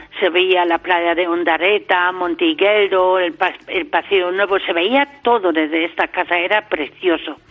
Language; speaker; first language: Spanish; non-native, fluent; German